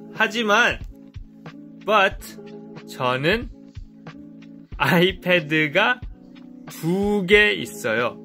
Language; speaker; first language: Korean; non-native, fluent; English